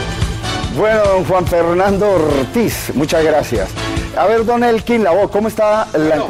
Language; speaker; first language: Spanish; native; Spanish